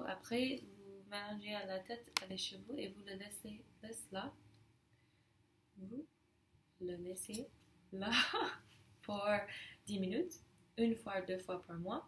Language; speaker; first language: French; non-native, learner; English